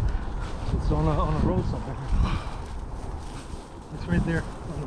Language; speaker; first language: English; native; English